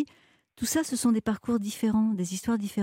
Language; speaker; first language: French; native; French